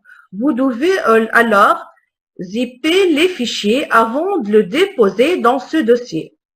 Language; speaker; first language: French; non-native, local second language; Arabic